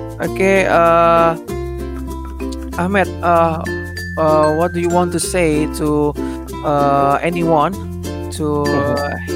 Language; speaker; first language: English; non-native, learner; Indonesian